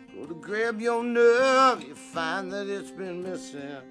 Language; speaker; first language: English; native; English